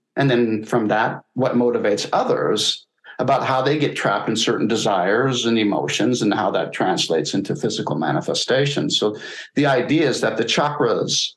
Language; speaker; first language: English; native; English